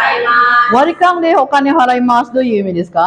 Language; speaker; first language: Japanese; non-native, fluent; Indonesian